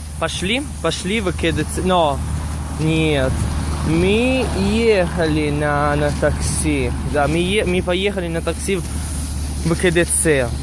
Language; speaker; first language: Russian; non-native, learner; Italian